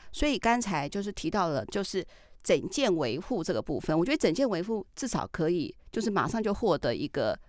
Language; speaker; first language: Chinese; native; Chinese